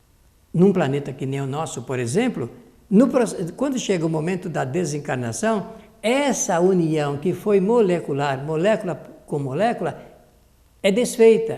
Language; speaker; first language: Portuguese; native; Portuguese